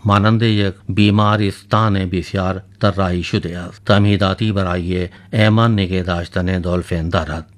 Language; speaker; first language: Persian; non-native, fluent; Urdu